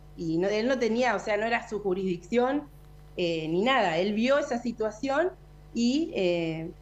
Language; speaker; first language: Spanish; native; Spanish